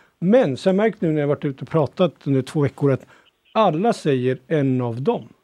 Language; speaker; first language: Swedish; early bilingual, other home language; Punjabi